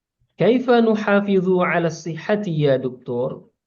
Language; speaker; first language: Arabic; non-native, fluent; Indonesian